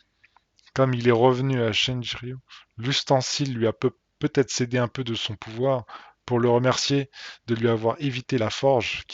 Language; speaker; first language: French; native; French